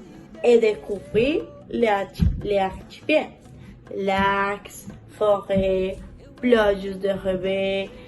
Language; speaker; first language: French; non-native, learner; Spanish